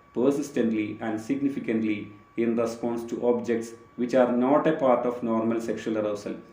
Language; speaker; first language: English; non-native, local second language; Malayalam